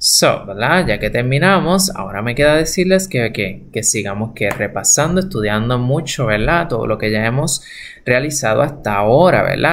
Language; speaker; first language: Spanish; native; Spanish